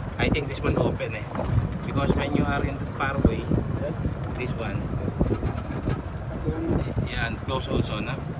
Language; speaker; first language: English; non-native, local second language; Filipino